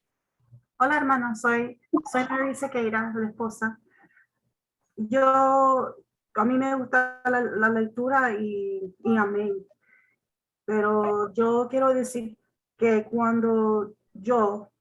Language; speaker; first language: Spanish; non-native, learner; English